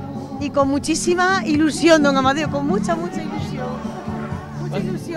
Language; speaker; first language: Spanish; native; Spanish